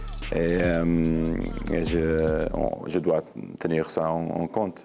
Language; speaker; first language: French; non-native, learner; Portuguese